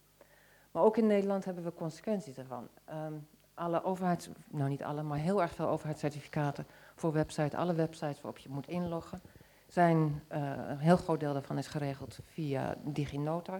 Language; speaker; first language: Dutch; native; Dutch